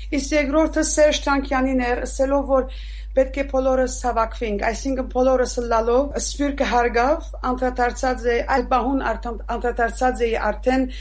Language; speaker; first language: Armenian; early bilingual, heritage; Armenian